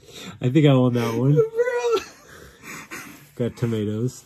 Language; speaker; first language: English; native; English